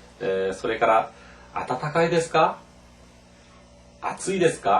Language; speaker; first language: Japanese; non-native, fluent; Korean